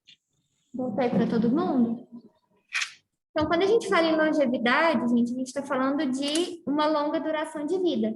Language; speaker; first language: Portuguese; native; Portuguese